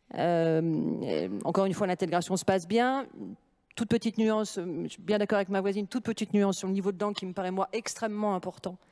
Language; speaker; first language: French; native; French